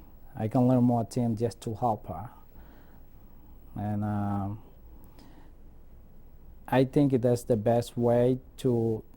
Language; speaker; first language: English; non-native, fluent; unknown